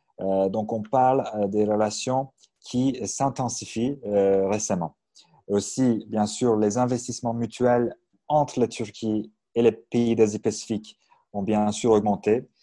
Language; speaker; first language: French; non-native, fluent; Turkish